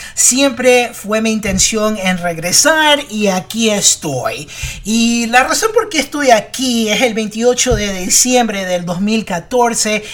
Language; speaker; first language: Spanish; early bilingual, heritage; Spanish